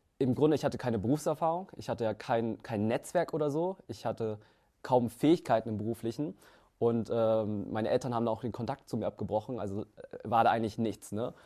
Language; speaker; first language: German; early bilingual, other home language; Vietnamese